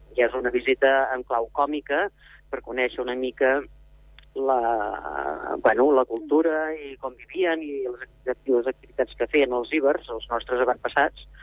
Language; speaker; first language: Catalan; native; Catalan